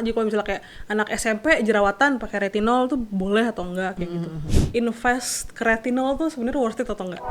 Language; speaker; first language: Indonesian; native; Indonesian